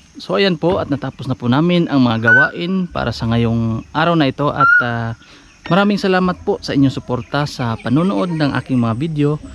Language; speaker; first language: Filipino; non-native, local second language; Cebuano